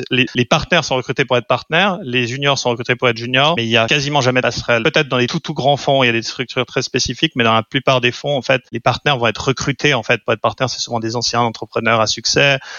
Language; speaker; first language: French; native; French